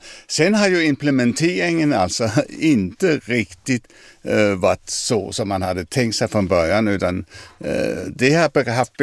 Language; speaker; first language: Swedish; non-native, fluent; French